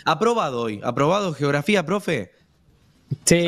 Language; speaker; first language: Spanish; native; Spanish